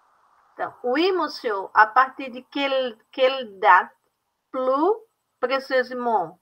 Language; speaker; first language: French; non-native, learner; Portuguese